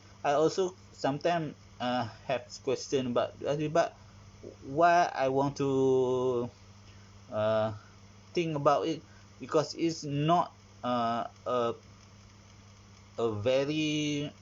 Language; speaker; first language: English; non-native, learner; Malay